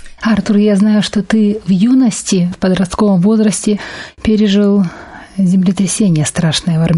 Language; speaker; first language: Russian; native; Russian